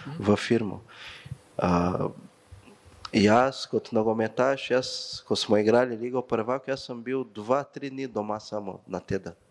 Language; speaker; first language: Slovenian; non-native, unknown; Portuguese